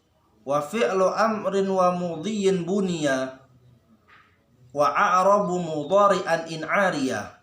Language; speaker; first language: Arabic; non-native, learner; Indonesian